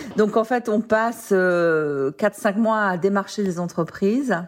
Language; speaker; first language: French; native; French